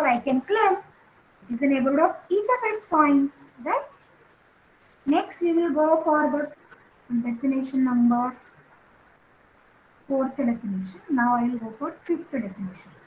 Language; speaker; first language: English; non-native, local second language; Marathi